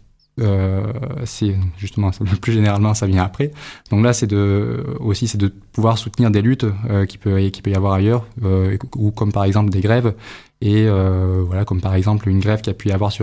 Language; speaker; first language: French; native; French